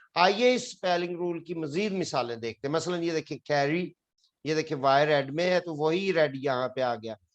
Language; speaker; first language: Urdu; non-native, local second language; Punjabi